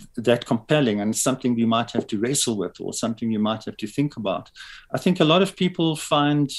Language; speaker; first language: English; native; English